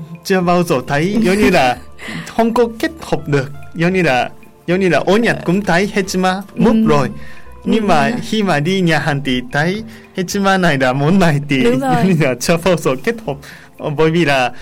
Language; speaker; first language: Vietnamese; non-native, learner; Japanese